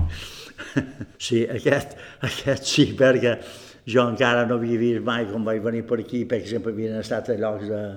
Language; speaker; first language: Catalan; native; Catalan